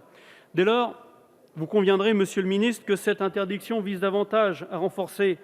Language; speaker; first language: French; native; French